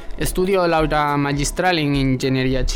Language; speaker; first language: Italian; non-native, learner; Spanish